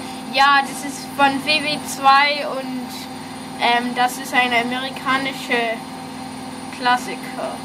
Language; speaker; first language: German; non-native, fluent; English